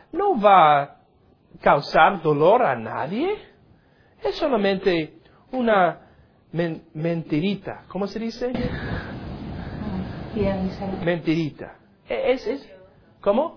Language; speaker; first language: Spanish; non-native, learner; English